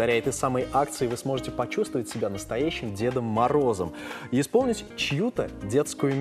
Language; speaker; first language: Russian; native; Russian